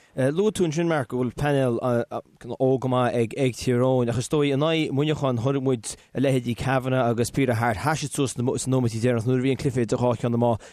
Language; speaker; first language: Irish; native; Irish